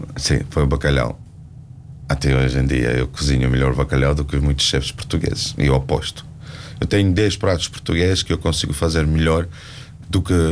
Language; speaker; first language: Portuguese; non-native, fluent; Georgian